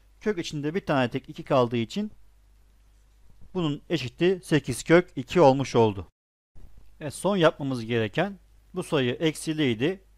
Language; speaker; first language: Turkish; native; Turkish